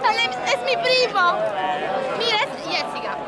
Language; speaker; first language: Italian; non-native, learner; Spanish